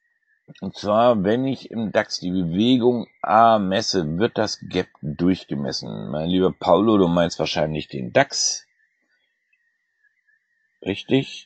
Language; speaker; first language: German; native; German